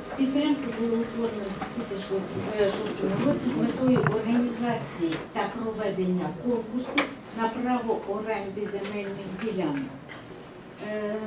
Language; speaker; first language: Ukrainian; native; Ukrainian